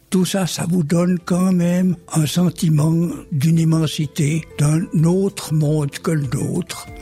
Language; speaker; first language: French; native; French